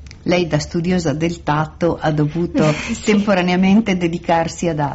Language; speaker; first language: Italian; native; Italian